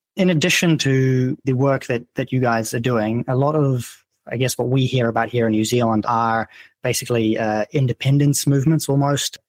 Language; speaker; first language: English; non-native, fluent; Dutch